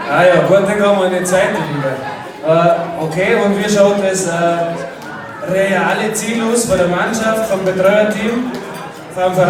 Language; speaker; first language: German; native; German